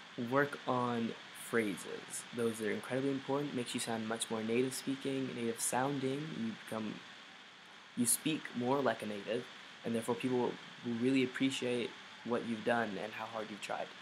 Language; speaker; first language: English; native; English